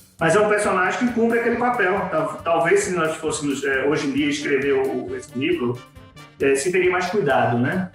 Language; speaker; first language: Portuguese; native; Portuguese